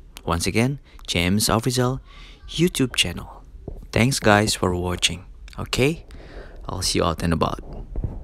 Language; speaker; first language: English; non-native, fluent; Indonesian